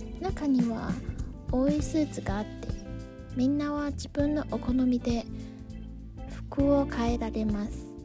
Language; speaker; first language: Japanese; non-native, learner; Chinese